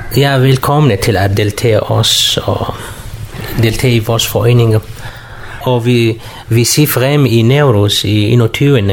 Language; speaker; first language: Danish; non-native, learner; Kurdish